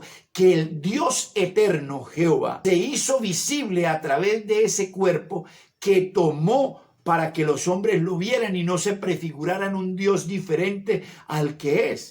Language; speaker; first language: Spanish; native; Spanish